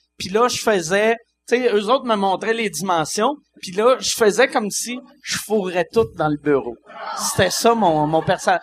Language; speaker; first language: French; native; French